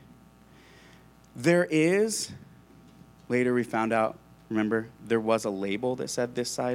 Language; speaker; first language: English; native; English